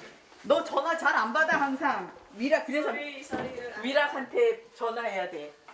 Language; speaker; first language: Korean; native; Korean